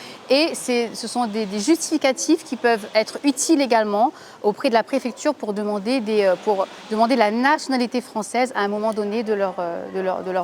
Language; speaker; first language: French; native; French